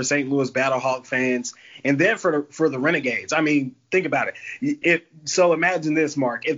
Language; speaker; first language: English; native; English